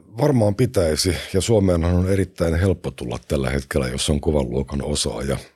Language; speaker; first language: Finnish; native; Finnish